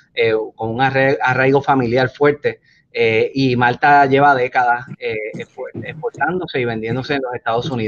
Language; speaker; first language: Spanish; native; Spanish